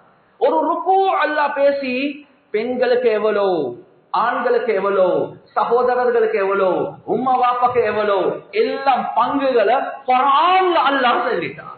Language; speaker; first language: Tamil; native; Tamil